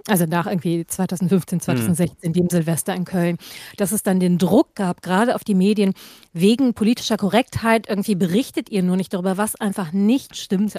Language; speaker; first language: German; native; German